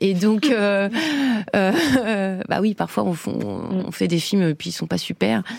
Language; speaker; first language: French; early bilingual, other home language; Spanish